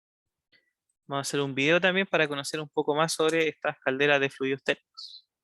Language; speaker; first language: Spanish; native; Spanish